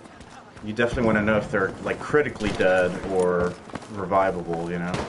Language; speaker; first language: English; native; English